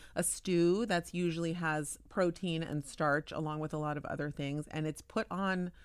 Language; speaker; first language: English; native; English